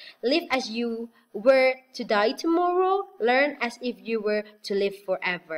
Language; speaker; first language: English; non-native, fluent; Indonesian